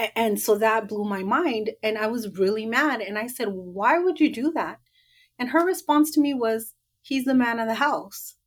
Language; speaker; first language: English; early bilingual, other home language; Spanish